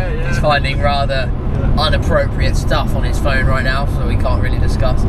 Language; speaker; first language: English; native; English